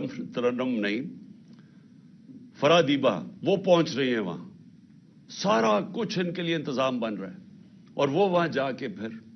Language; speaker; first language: Urdu; native; Urdu